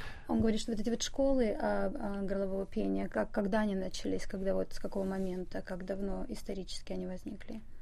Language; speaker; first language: Russian; native; Russian